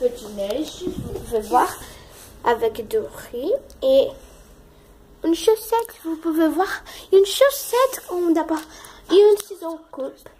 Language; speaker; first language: French; non-native, learner; Portuguese